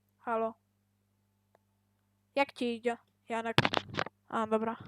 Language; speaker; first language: Polish; native; Polish